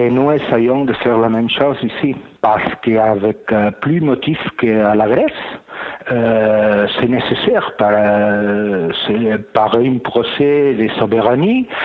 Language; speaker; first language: French; non-native, learner; Catalan